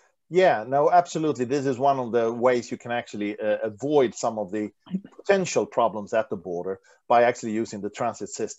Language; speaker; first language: English; non-native, fluent; Swedish